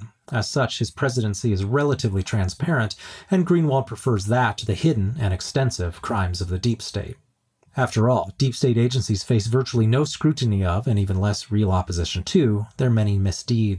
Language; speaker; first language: English; native; English